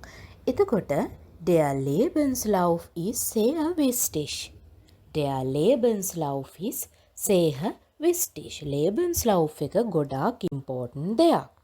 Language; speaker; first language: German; non-native, fluent; Sinhala